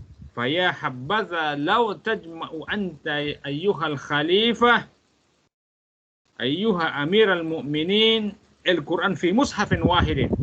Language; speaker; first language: Arabic; non-native, fluent; Malay